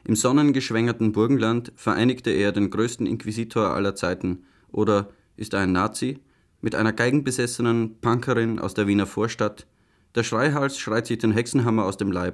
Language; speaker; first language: German; native; German